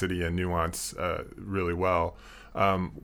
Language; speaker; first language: English; native; English